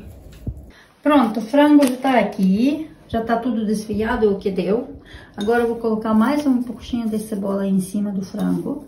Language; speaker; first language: Portuguese; non-native, learner; Ukrainian